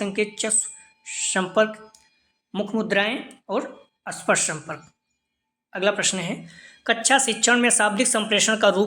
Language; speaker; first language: Hindi; native; Hindi